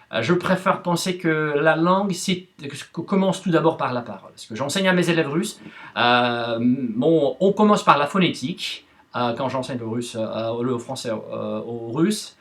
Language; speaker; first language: French; non-native, fluent; Russian